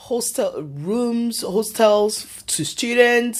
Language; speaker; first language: English; non-native, local second language; Yoruba